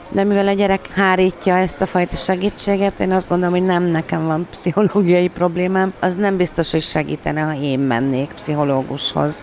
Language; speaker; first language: Hungarian; native; Hungarian